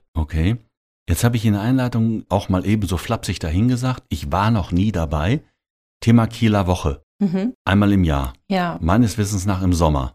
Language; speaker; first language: German; native; German